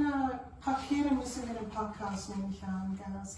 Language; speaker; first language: German; non-native, learner; English